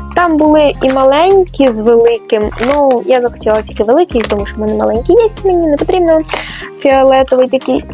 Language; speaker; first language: Ukrainian; non-native, local second language; Russian